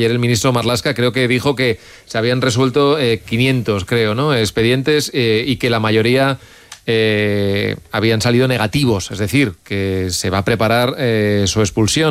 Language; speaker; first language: Spanish; native; Spanish